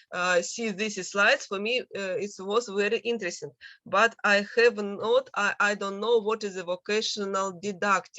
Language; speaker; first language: English; non-native, learner; Russian